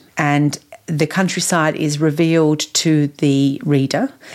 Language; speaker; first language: English; native; English